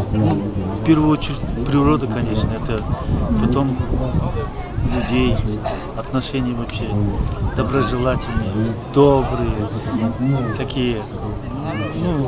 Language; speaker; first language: Russian; non-native, local second language; Kazakh